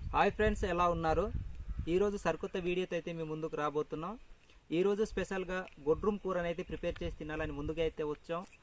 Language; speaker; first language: Telugu; non-native, local second language; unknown